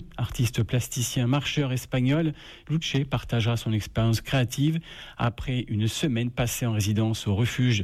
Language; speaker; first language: French; native; French